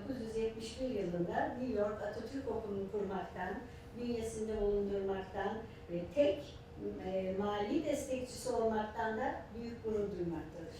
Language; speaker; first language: Turkish; native; Turkish